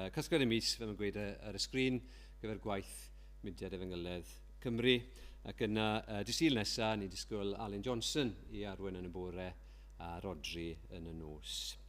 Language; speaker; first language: Welsh; native; Welsh